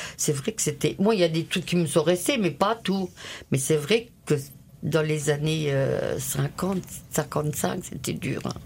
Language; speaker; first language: French; early bilingual, other home language; Italian